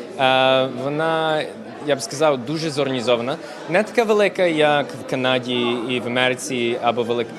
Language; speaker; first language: Ukrainian; early bilingual, heritage; Ukrainian